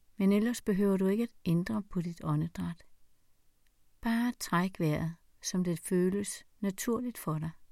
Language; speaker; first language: Danish; native; Danish